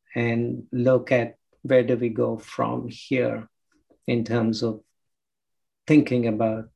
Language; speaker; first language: English; non-native, local second language; Telugu